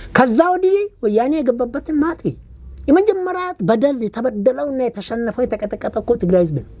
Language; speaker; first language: Amharic; non-native, local second language; Oromo